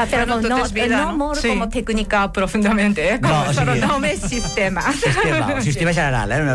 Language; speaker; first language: Catalan; non-native, learner; Japanese